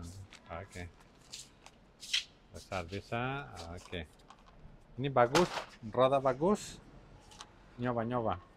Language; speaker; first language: Indonesian; non-native, learner; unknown